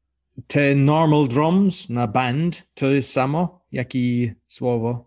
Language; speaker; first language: Polish; non-native, learner; English